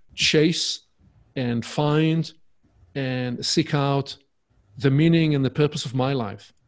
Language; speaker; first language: English; non-native, fluent; Hebrew